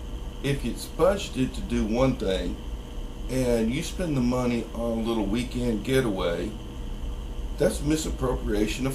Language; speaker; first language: English; native; English